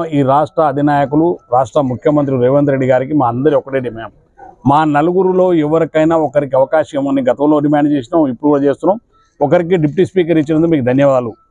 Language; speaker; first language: Telugu; non-native, local second language; Lambadi